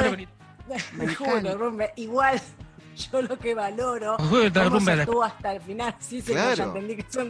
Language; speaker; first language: Spanish; native; Spanish